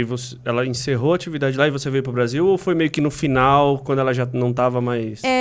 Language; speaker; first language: Portuguese; native; Portuguese